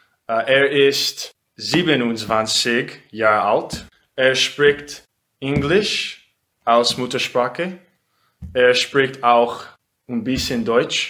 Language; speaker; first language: German; non-native, learner; English